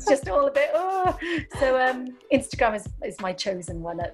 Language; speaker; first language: English; native; English